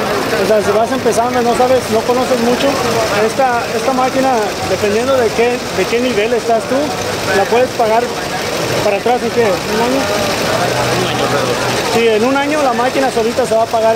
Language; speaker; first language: Spanish; early bilingual, heritage; Spanish